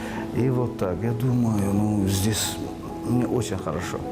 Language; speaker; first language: Russian; non-native, fluent; Azerbaijani